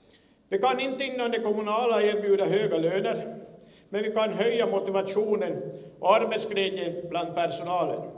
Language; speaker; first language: Swedish; native; Swedish